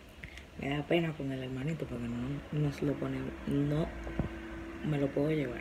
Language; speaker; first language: Spanish; native; Spanish